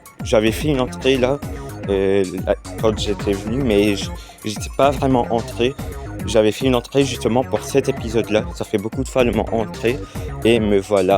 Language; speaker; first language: French; native; French